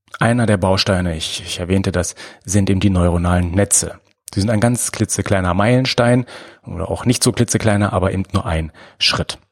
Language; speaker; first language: German; native; German